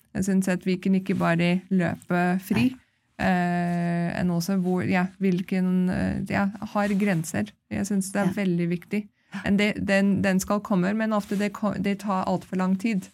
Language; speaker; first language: Norwegian; non-native, fluent; English